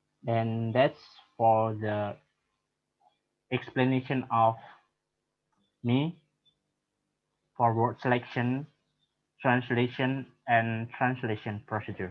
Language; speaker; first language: English; non-native, learner; Indonesian